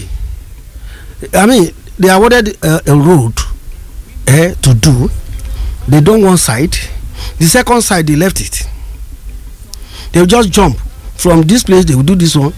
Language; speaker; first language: English; non-native, local second language; Yoruba